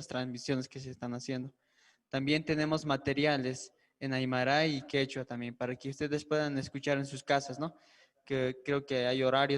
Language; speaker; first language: Spanish; native; Spanish